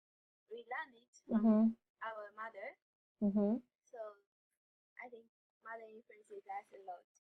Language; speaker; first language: English; non-native, learner; Japanese